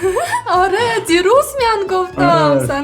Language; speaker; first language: Persian; non-native, learner; Russian